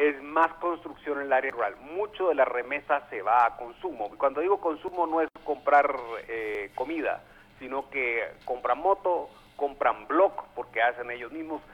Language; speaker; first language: Spanish; native; Spanish